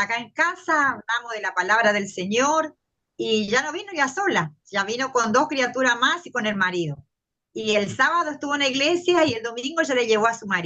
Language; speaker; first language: Spanish; native; Spanish